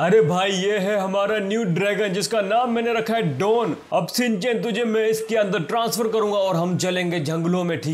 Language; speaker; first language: Hindi; native; Hindi